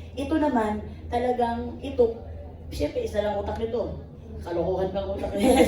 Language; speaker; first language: Filipino; non-native, local second language; Cebuano